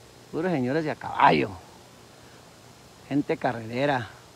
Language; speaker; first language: Spanish; native; Spanish